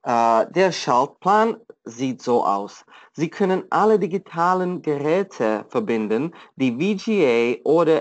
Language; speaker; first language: German; non-native, fluent; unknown